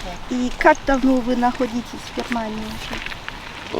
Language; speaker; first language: Russian; early bilingual, heritage; Russian